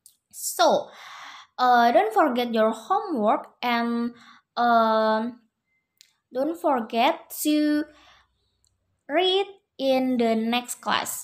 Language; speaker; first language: English; non-native, learner; Indonesian